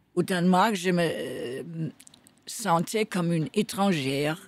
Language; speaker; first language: French; non-native, fluent; Danish